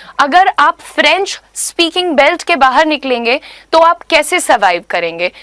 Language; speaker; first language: Hindi; native; Hindi